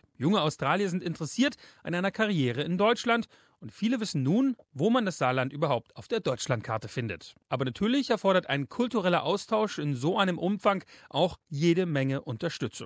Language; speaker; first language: German; native; German